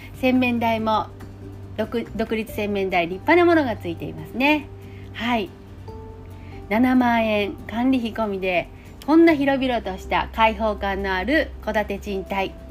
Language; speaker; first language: Japanese; native; Japanese